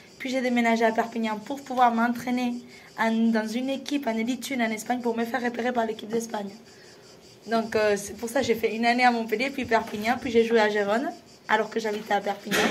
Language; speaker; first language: French; non-native, fluent; Spanish